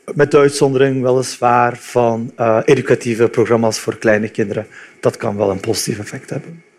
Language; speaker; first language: Dutch; early bilingual, other home language; Turkish